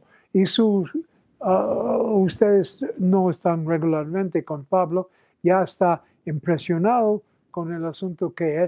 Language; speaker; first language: Spanish; non-native, fluent; English